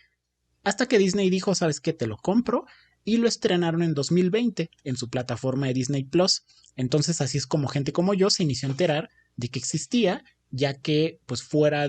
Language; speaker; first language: Spanish; native; Spanish